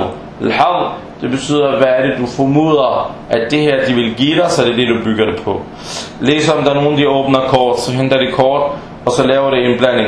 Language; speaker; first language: Danish; early bilingual, other home language; Arabic